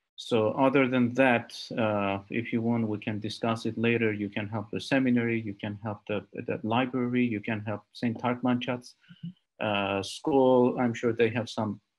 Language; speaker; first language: English; non-native, fluent; Armenian